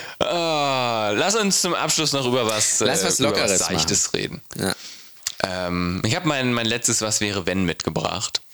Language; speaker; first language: German; native; German